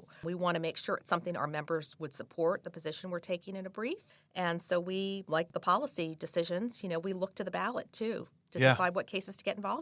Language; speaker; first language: English; native; English